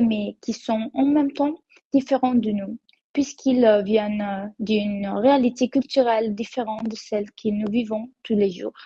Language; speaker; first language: French; non-native, learner; Italian